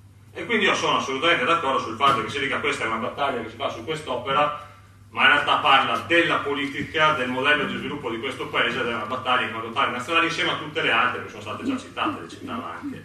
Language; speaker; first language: Italian; native; Italian